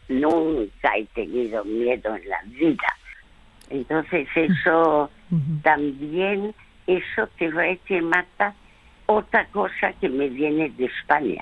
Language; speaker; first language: Spanish; early bilingual, other home language; French